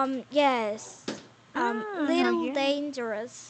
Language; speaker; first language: English; non-native, learner; Korean